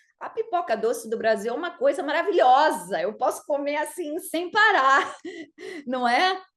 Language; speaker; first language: Portuguese; native; Portuguese